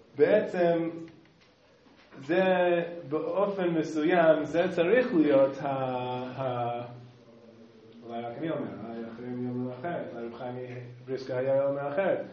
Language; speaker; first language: Hebrew; non-native, fluent; English